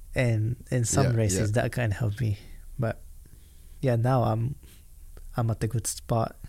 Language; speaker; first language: English; non-native, fluent; Japanese